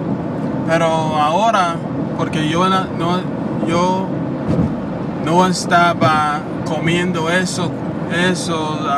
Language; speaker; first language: Spanish; non-native, learner; English